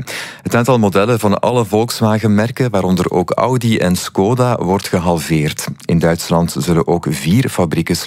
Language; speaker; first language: Dutch; native; Dutch